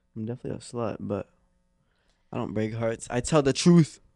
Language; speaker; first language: English; native; English